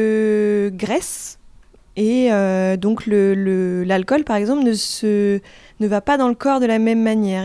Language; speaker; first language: French; native; French